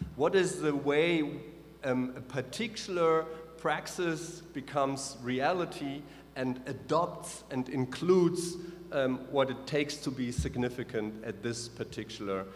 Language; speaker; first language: English; non-native, fluent; German